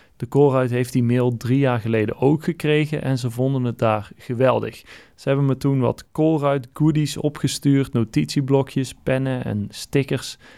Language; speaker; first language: Dutch; native; Dutch